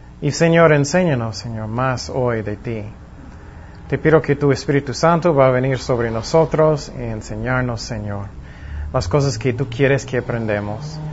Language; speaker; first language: Spanish; non-native, fluent; English